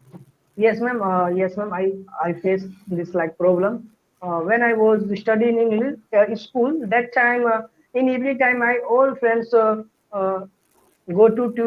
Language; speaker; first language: English; non-native, learner; Hindi